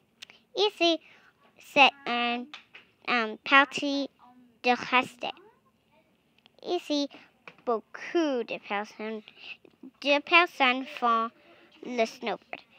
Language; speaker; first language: French; non-native, learner; English